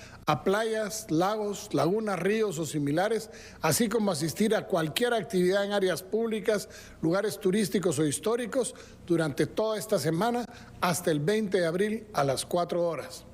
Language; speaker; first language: Spanish; native; Spanish